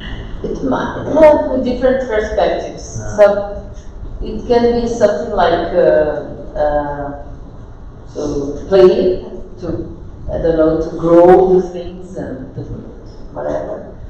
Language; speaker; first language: English; non-native, fluent; Portuguese